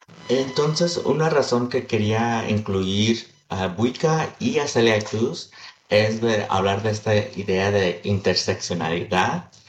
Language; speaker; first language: Spanish; early bilingual, heritage; Spanish